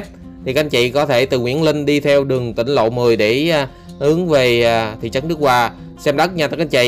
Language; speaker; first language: Vietnamese; native; Vietnamese